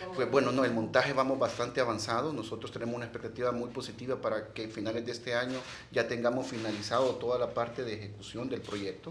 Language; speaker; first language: Spanish; native; Spanish